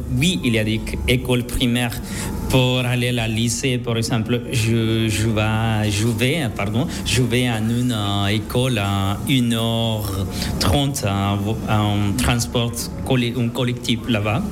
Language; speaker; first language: French; non-native, learner; Spanish